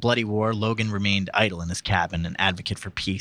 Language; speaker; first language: English; native; English